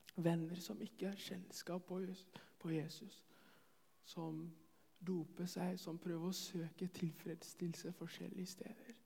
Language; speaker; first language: Norwegian; non-native, fluent; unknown